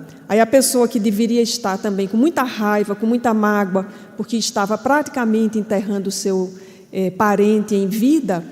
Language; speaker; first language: Portuguese; native; Portuguese